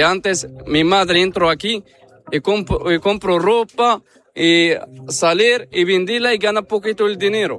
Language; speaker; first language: Spanish; non-native, learner; Arabic